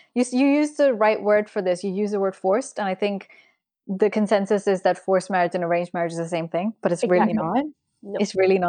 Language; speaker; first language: English; non-native, local second language; Urdu